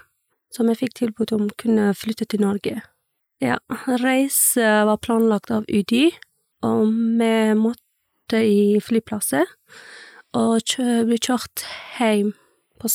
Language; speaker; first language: Norwegian; early bilingual, other home language; Persian